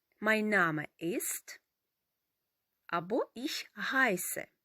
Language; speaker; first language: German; non-native, fluent; Ukrainian